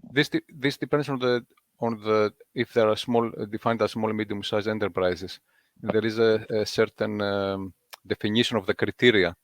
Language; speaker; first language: English; non-native, fluent; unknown